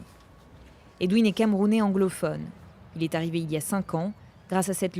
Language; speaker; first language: French; native; French